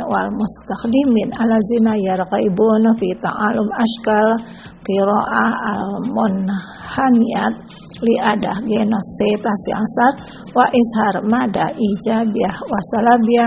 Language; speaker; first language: Arabic; non-native, fluent; Indonesian